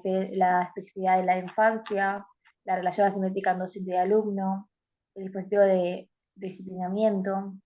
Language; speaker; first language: Spanish; native; Spanish